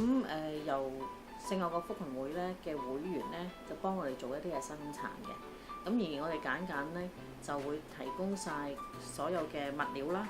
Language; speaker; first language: Cantonese; native; Cantonese